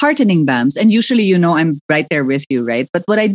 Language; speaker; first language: English; native; English